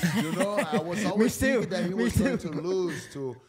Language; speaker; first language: English; non-native, fluent; Portuguese